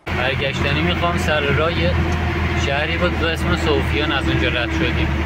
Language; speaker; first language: Persian; non-native, local second language; Azerbaijani